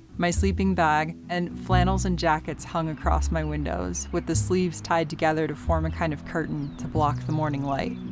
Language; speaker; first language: English; native; English